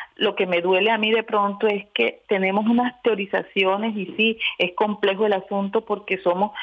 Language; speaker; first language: Spanish; native; Spanish